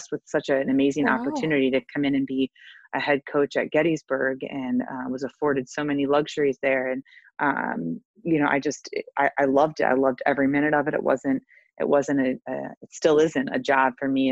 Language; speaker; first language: English; native; English